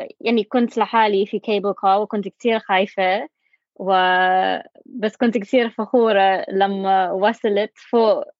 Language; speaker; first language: Arabic; non-native, learner; English